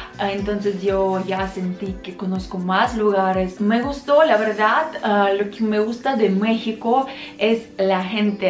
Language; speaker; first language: Spanish; non-native, fluent; Ukrainian